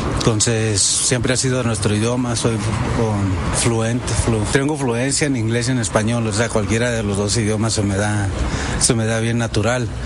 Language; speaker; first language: Spanish; early bilingual, heritage; Spanish